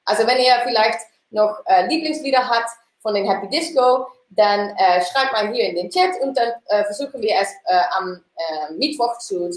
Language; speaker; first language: German; non-native, learner; Dutch